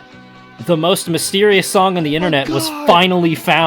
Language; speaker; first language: English; native; English